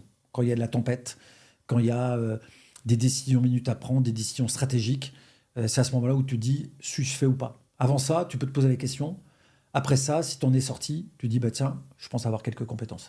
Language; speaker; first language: French; native; French